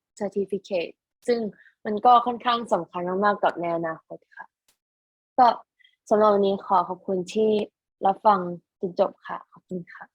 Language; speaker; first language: Thai; native; Thai